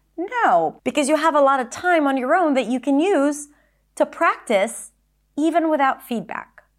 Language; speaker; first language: English; non-native, fluent; Hebrew